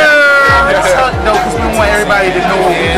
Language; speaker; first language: English; native; English